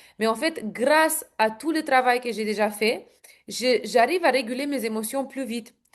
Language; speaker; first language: French; non-native, fluent; Romanian